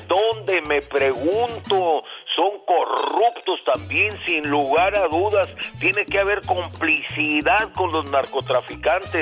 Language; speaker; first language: Spanish; native; Spanish